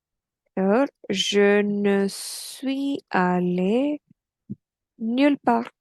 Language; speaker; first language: French; non-native, fluent; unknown